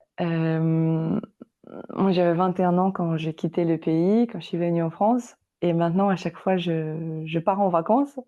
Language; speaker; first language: French; non-native, fluent; Polish